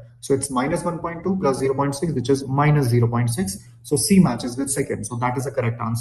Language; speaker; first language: English; non-native, local second language; Hindi